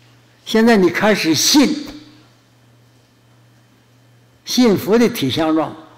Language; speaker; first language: Chinese; native; Chinese